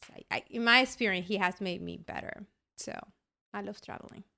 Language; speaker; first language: English; early bilingual, other home language; Spanish